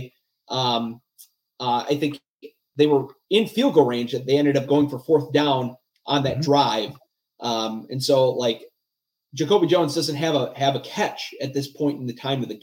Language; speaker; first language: English; native; English